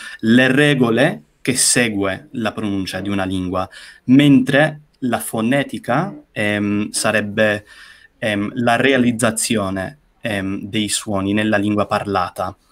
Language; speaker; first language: Italian; non-native, fluent; English